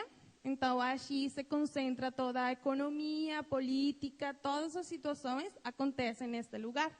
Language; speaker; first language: Portuguese; non-native, fluent; Spanish